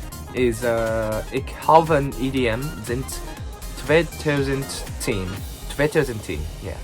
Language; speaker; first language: Dutch; non-native, learner; Japanese